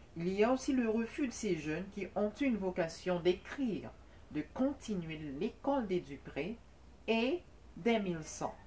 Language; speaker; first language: French; non-native, local second language; Haitian Creole